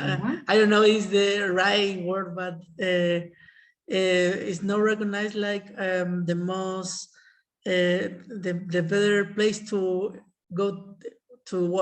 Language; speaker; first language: English; non-native, learner; Spanish